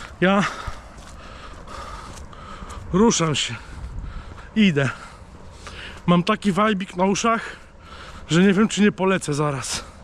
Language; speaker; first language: Polish; native; Polish